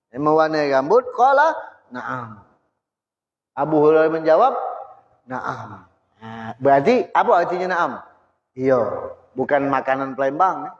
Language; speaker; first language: Malay; native; Malay